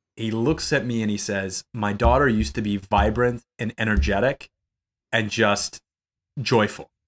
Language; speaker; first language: English; native; English